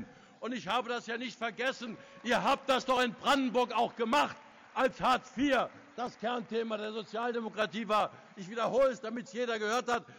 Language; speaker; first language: German; native; German